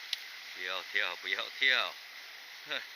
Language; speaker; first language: Chinese; native; Chinese